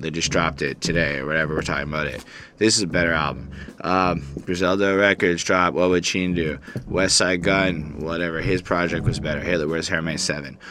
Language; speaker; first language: English; native; English